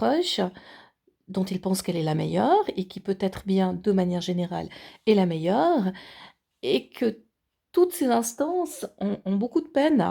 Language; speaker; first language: French; native; French